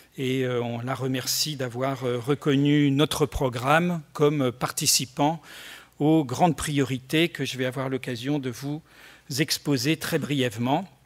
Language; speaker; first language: French; native; French